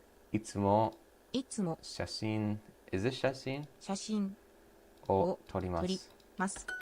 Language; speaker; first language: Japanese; non-native, learner; English